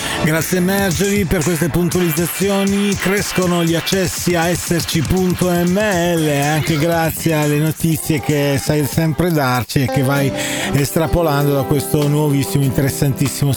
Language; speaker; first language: Italian; native; Italian